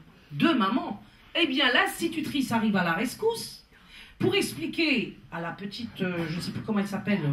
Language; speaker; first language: French; native; French